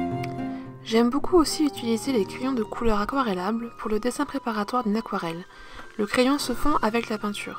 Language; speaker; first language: French; native; French